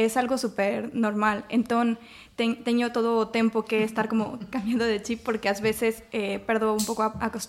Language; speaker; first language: Galician; non-native, local second language; Spanish